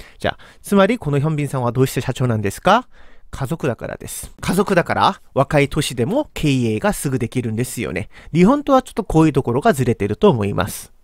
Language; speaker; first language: Japanese; non-native, fluent; Korean